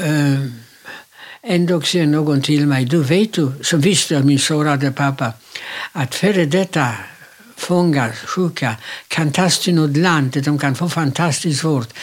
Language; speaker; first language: Swedish; non-native, fluent; Polish